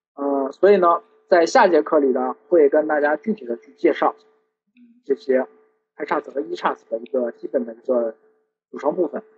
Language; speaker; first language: Chinese; native; Chinese